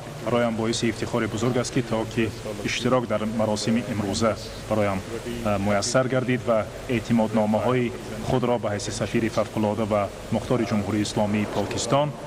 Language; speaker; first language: Persian; non-native, fluent; Urdu